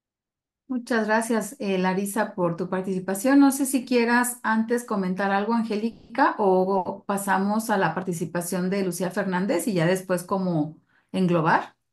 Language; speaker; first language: Spanish; native; Spanish